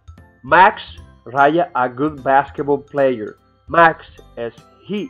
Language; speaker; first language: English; non-native, fluent; Spanish